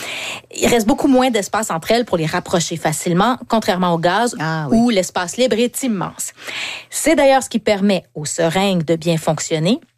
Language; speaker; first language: French; native; French